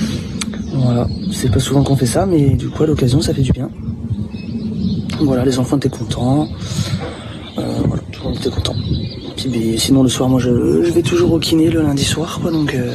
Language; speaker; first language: French; native; French